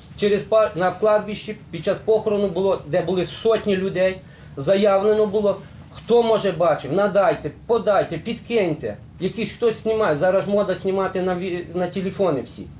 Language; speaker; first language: Ukrainian; native; Ukrainian